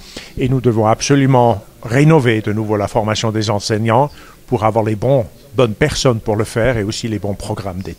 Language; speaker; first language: French; native; French